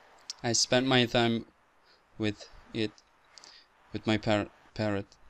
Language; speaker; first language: English; non-native, fluent; Turkish